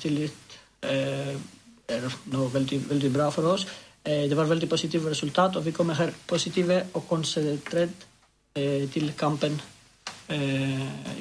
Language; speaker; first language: Norwegian; non-native, fluent; Greek